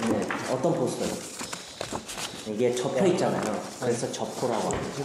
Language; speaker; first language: Korean; native; Korean